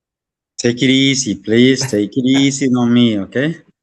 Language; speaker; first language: English; non-native, learner; Spanish